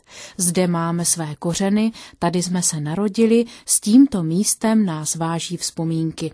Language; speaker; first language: Czech; native; Czech